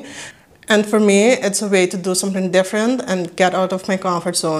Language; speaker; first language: English; non-native, fluent; Papiamento